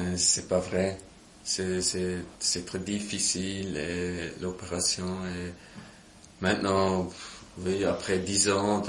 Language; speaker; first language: French; non-native, local second language; German